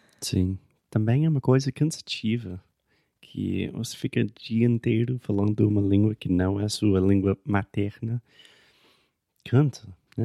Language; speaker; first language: Portuguese; non-native, fluent; English